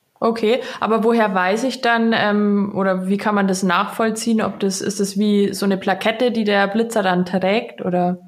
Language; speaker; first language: German; native; German